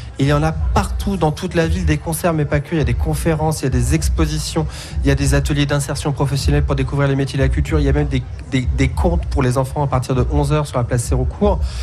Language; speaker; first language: French; native; French